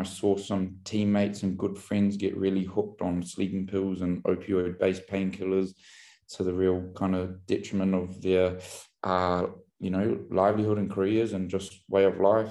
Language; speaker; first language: English; native; English